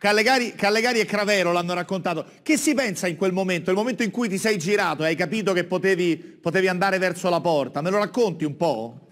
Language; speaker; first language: Italian; native; Italian